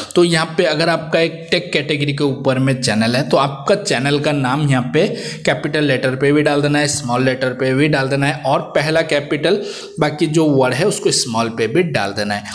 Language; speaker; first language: Hindi; native; Hindi